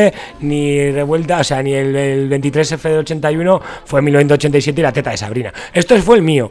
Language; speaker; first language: Spanish; native; Spanish